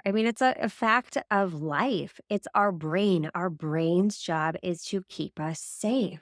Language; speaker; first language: English; native; English